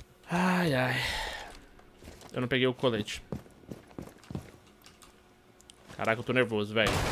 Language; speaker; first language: Portuguese; native; Portuguese